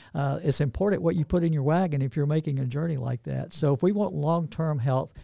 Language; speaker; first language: English; native; English